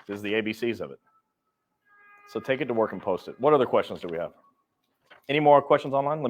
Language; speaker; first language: English; native; English